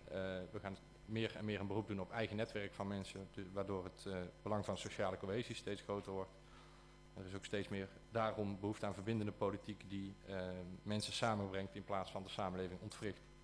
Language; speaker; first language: Dutch; native; Dutch